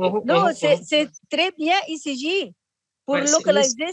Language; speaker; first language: French; non-native, learner; Arabic